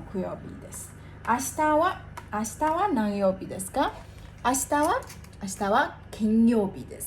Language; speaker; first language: Japanese; non-native, fluent; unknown